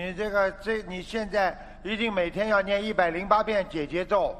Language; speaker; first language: Chinese; native; Chinese